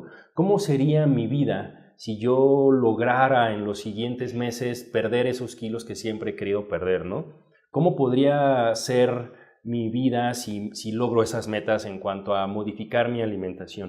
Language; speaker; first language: Spanish; native; Spanish